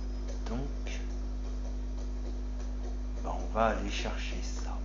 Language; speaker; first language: French; native; French